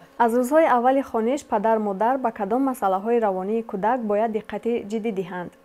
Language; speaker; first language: Tajik; native; Tajik